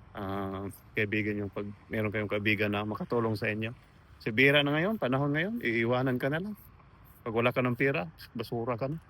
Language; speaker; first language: Filipino; non-native, local second language; Cebuano